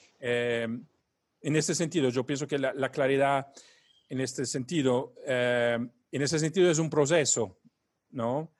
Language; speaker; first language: Spanish; non-native, fluent; Italian